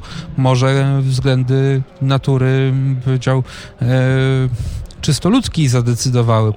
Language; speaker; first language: Polish; native; Polish